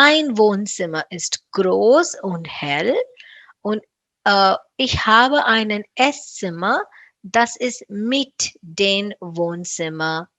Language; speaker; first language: German; non-native, fluent; Tamil